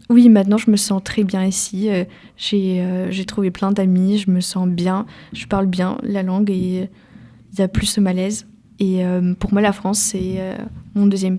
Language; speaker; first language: French; early bilingual, other home language; Ukrainian